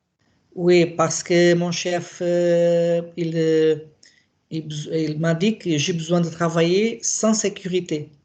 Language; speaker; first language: French; non-native, learner; Portuguese